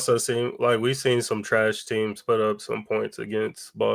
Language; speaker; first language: English; native; English